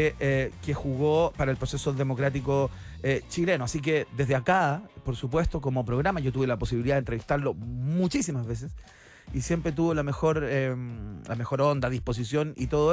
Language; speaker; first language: Spanish; native; Spanish